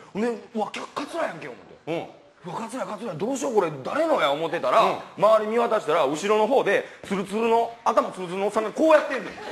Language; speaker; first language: Japanese; native; Japanese